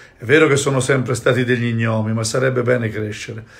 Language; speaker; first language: Italian; native; Italian